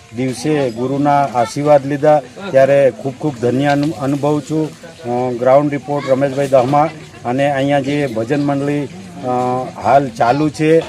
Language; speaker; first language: Gujarati; native; Gujarati